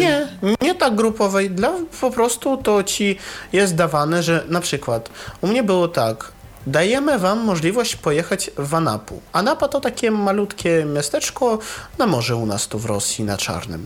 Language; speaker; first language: Polish; non-native, fluent; Russian